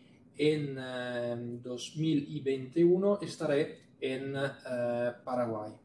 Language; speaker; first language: Spanish; non-native, fluent; Italian